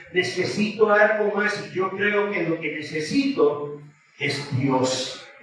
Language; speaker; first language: Spanish; early bilingual, heritage; Spanish